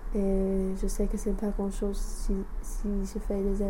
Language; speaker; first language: French; non-native, fluent; English